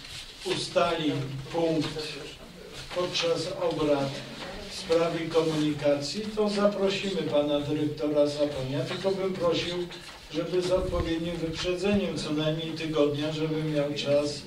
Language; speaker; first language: Polish; native; Polish